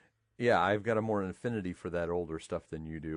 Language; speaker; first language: English; native; English